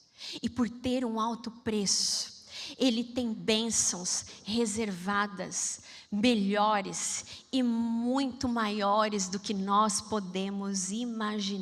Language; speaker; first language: Portuguese; native; Portuguese